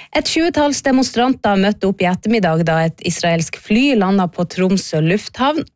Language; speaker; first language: Norwegian; native; Norwegian